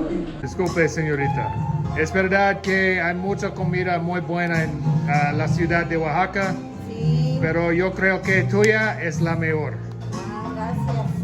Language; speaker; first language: Spanish; non-native, learner; English